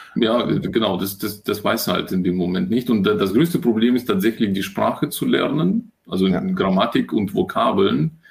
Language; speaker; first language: German; early bilingual, other home language; Russian